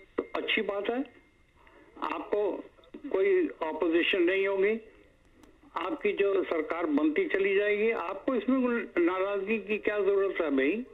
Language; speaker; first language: Hindi; native; Hindi